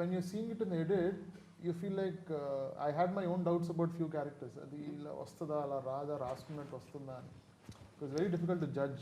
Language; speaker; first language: Telugu; native; Telugu